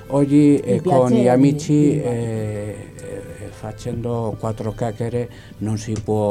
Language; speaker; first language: Italian; non-native, learner; Spanish